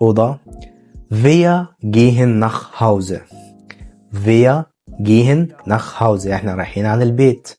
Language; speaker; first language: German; non-native, fluent; Arabic